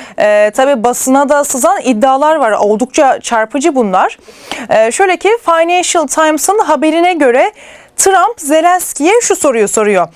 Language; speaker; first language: Turkish; native; Turkish